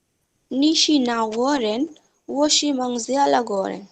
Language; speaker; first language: Chinese; non-native, learner; Bangla